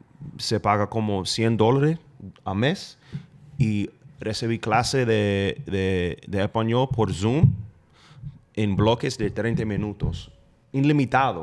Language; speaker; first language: Spanish; non-native, fluent; English